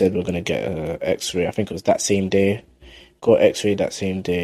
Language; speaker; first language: English; native; English